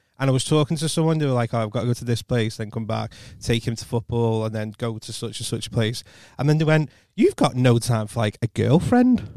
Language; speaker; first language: English; native; English